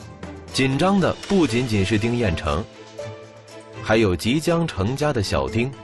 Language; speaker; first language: Chinese; native; Chinese